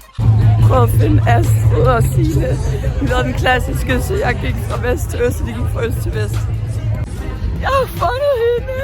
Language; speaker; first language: Danish; native; Danish